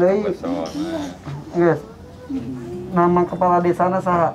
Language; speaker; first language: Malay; non-native, local second language; Sundanese